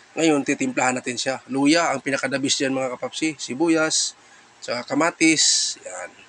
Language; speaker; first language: Filipino; non-native, local second language; Cebuano